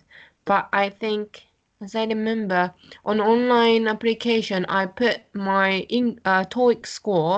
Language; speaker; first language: English; non-native, fluent; Japanese